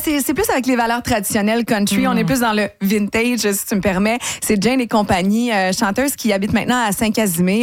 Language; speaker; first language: French; native; French